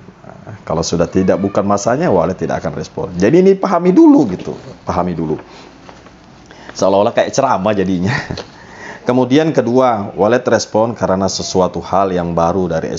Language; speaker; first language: Indonesian; native; Indonesian